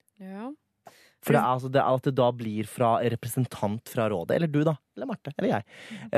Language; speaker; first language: Norwegian; native; Norwegian